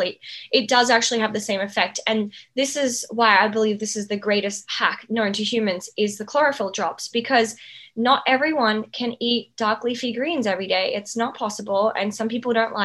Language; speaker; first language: English; native; English